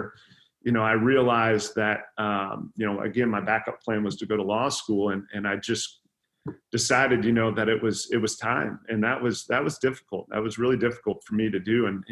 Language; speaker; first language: English; native; English